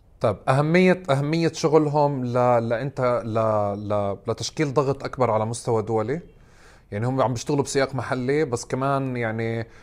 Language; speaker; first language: Arabic; native; Arabic